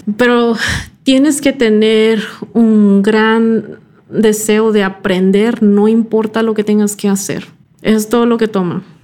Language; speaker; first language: Spanish; early bilingual, heritage; Spanish